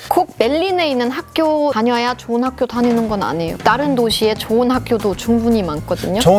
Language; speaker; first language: Korean; non-native, fluent; German